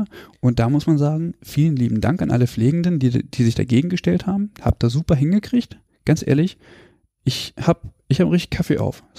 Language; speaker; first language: German; native; German